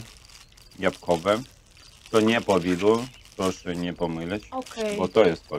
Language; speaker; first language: Polish; non-native, learner; Russian